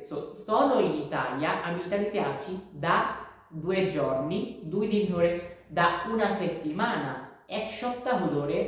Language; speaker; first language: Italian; non-native, fluent; Bangla